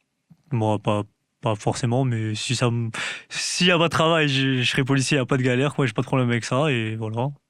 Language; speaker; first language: French; native; French